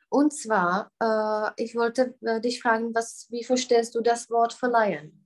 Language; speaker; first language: German; non-native, fluent; Czech